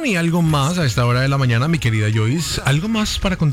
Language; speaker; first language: Spanish; native; Spanish